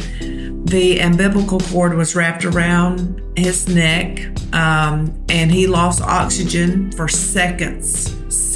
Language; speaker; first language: English; native; English